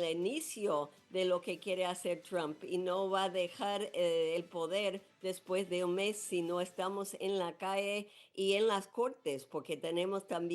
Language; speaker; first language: Spanish; non-native, fluent; English